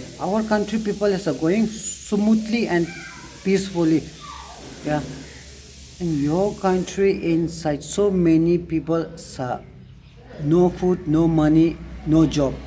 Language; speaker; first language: English; non-native, learner; Tibetan